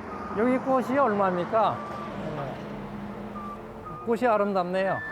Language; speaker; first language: Korean; native; Korean